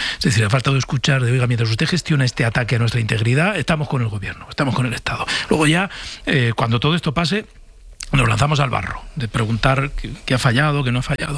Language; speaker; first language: Spanish; native; Spanish